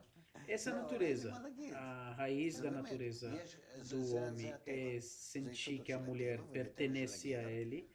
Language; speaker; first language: Portuguese; non-native, fluent; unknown